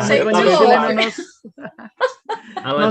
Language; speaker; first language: Portuguese; non-native, learner; Spanish